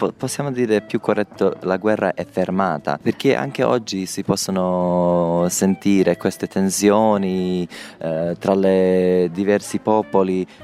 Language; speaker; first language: Italian; non-native, fluent; Bosnian